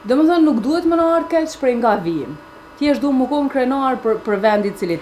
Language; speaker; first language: Albanian; native; Albanian